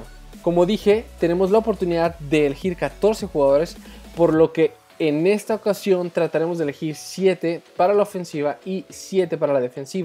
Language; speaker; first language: Spanish; native; Spanish